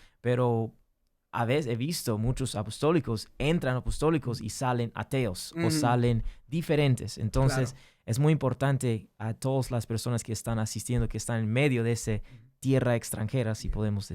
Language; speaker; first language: Spanish; early bilingual, heritage; English